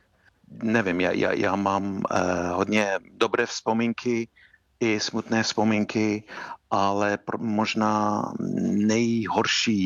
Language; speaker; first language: Czech; non-native, fluent; English